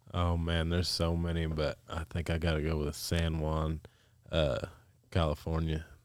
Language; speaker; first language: English; native; English